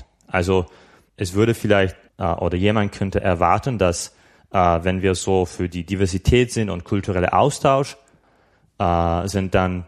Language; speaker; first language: German; non-native, fluent; Slovak